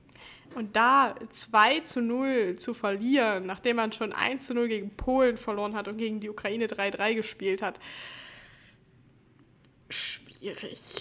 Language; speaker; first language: German; native; German